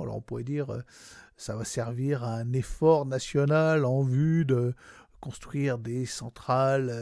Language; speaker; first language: French; native; French